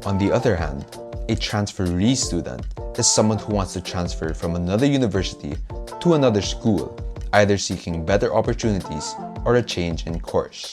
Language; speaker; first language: English; non-native, local second language; Filipino